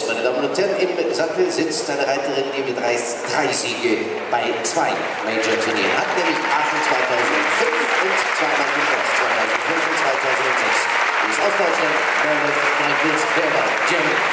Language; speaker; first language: German; native; German